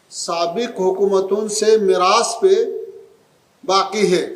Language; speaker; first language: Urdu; non-native, fluent; Pashto